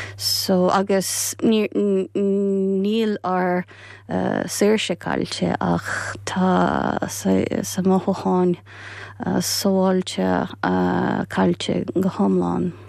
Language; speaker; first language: Irish; non-native, learner; Ukrainian